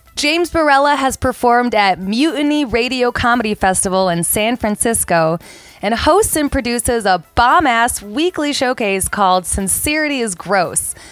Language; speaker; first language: English; native; English